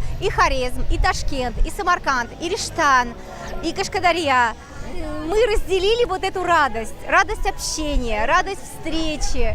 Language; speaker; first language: Russian; native; Russian